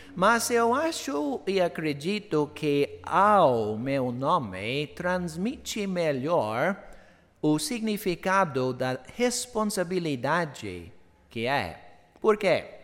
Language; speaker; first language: Portuguese; non-native, fluent; English